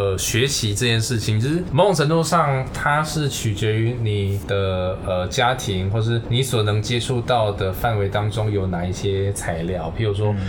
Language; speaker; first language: Chinese; native; Chinese